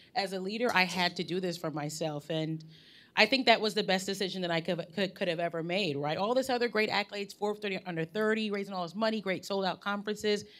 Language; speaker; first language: English; native; English